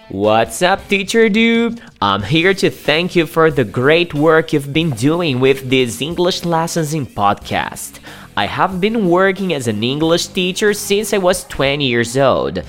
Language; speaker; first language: English; non-native, fluent; Portuguese